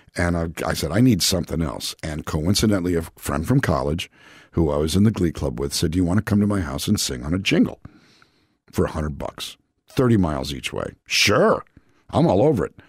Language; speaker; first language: English; native; English